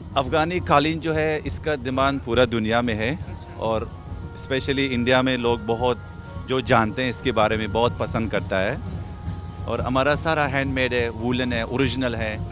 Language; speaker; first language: Hindi; non-native, fluent; Persian